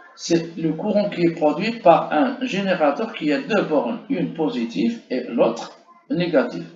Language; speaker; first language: French; non-native, local second language; Arabic